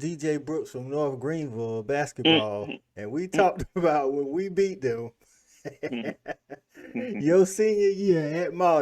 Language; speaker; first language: English; native; English